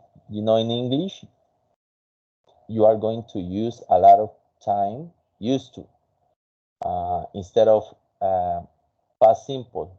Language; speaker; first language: English; non-native, fluent; Spanish